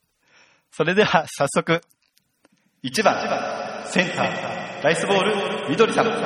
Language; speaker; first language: Japanese; native; Japanese